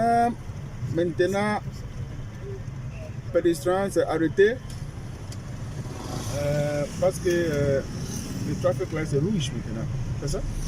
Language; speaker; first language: French; non-native, learner; English